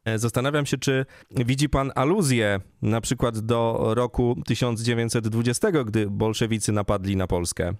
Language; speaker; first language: Polish; native; Polish